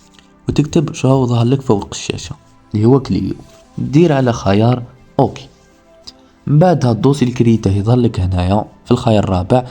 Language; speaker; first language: Arabic; native; Arabic